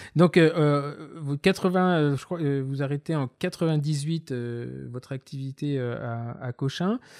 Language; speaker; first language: French; native; French